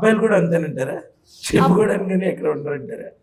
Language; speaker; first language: Telugu; native; Telugu